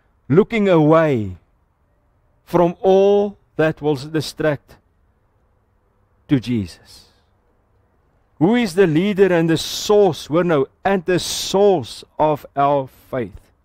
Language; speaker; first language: English; non-native, local second language; Afrikaans